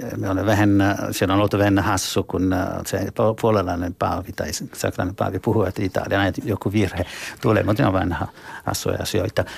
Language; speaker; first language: Finnish; non-native, fluent; Italian